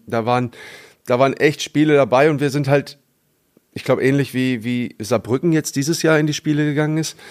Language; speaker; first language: German; native; German